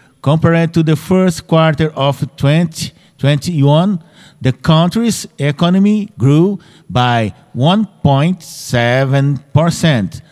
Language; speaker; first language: English; non-native, fluent; Portuguese